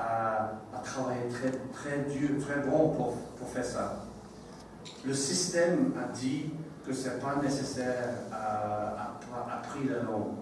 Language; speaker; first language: French; non-native, learner; English